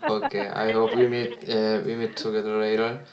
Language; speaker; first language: English; non-native, learner; Korean